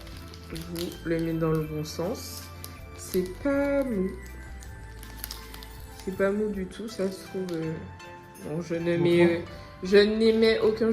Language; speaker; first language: French; native; French